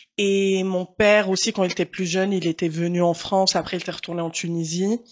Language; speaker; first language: French; early bilingual, other home language; Arabic